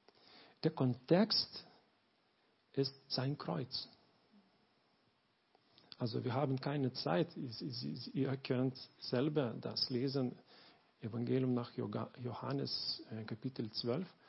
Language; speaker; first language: German; non-native, learner; Lithuanian